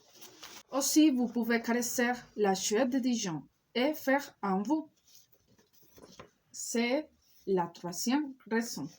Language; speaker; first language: French; non-native, learner; Spanish